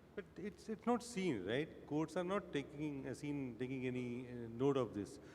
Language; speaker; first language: English; non-native, local second language; Marathi